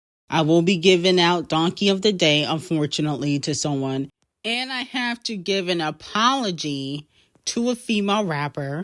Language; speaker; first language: English; native; English